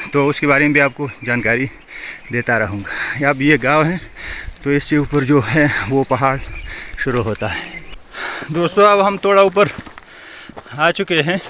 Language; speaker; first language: Hindi; non-native, fluent; Pashto